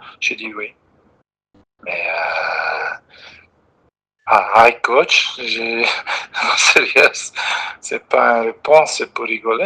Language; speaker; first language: French; non-native, local second language; Dutch